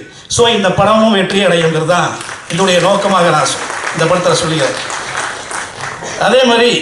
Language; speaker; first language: Tamil; native; Tamil